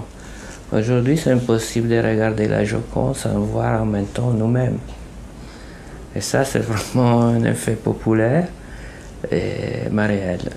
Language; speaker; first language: French; non-native, fluent; Italian